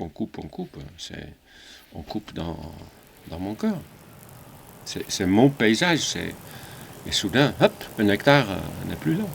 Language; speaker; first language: French; non-native, fluent; Dutch